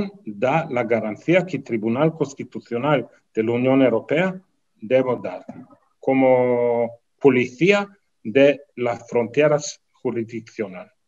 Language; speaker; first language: Spanish; non-native, fluent; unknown